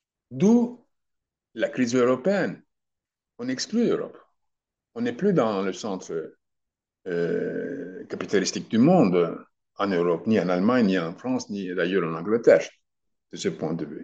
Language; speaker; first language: French; non-native, fluent; Turkish